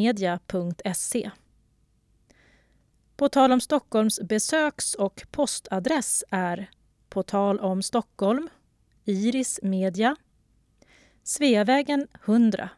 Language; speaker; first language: Swedish; native; Swedish